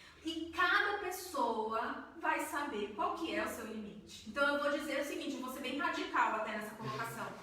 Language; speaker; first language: Portuguese; native; Portuguese